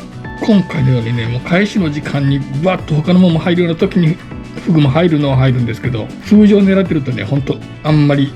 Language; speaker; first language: Japanese; native; Japanese